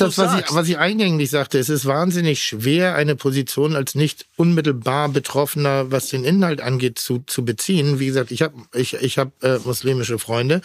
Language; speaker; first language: German; native; German